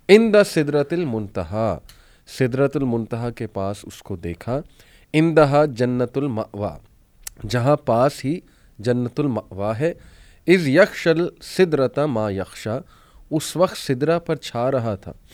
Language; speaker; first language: Urdu; native; Urdu